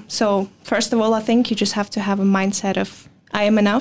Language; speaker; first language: English; non-native, fluent; Russian